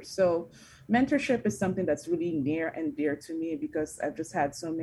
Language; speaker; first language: English; non-native, local second language; Igbo